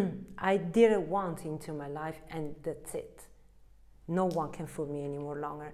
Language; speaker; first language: English; non-native, fluent; Italian